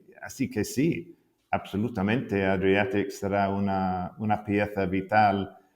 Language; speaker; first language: Spanish; non-native, fluent; English